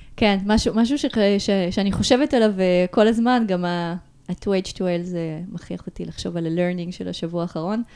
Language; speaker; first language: Hebrew; early bilingual, other home language; Russian